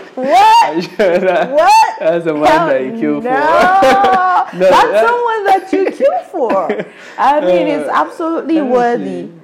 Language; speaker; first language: English; non-native, local second language; Hausa